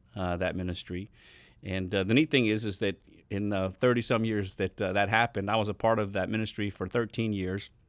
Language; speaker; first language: English; native; English